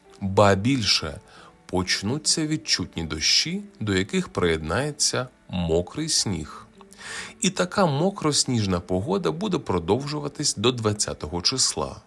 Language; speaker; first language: Ukrainian; native; Ukrainian